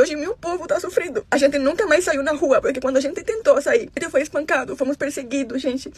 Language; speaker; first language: Portuguese; non-native, fluent; Spanish